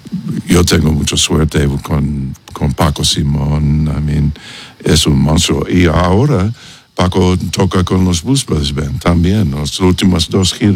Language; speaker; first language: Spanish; non-native, learner; English